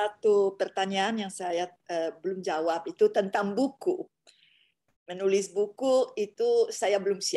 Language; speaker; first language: Indonesian; non-native, fluent; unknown